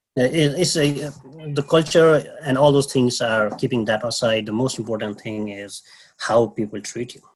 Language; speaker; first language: English; non-native, local second language; Nepali